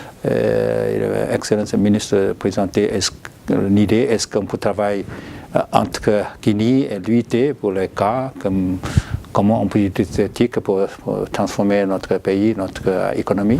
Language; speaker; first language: French; non-native, learner; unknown